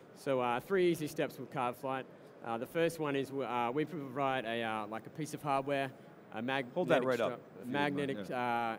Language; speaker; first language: English; native; English